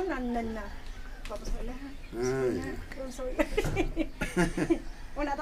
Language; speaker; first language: Spanish; native; Spanish